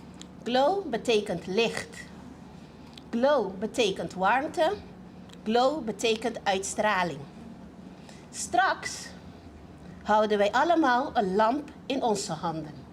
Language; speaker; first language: Dutch; non-native, local second language; Papiamento